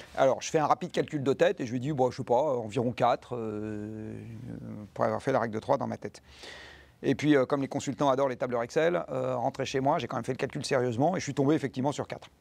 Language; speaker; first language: French; native; French